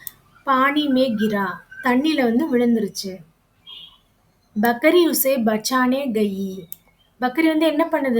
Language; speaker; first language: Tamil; native; Tamil